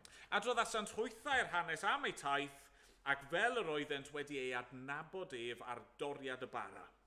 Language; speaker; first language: Welsh; native; Welsh